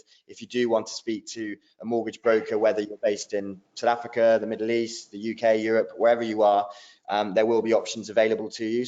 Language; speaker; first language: English; native; English